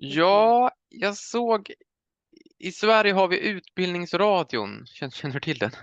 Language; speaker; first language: Swedish; native; Swedish